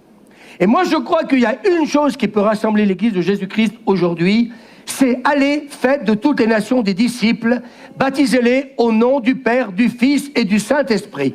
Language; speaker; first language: French; native; French